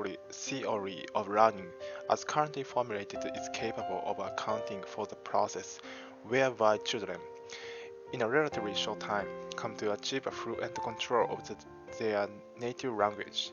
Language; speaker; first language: English; non-native, fluent; Japanese